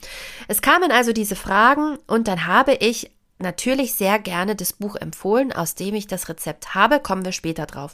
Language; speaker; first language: German; native; German